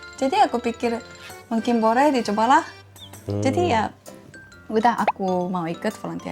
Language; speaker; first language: Indonesian; non-native, fluent; Japanese